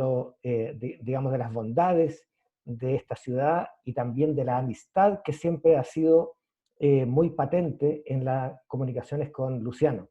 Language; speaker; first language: Spanish; native; Spanish